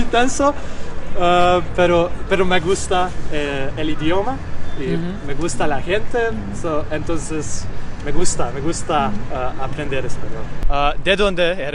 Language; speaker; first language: Spanish; non-native, learner; Hungarian